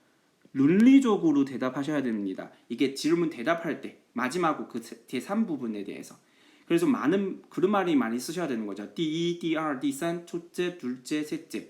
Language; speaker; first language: Korean; non-native, fluent; Chinese